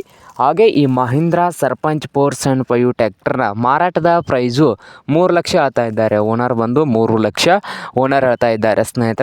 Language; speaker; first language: Kannada; native; Kannada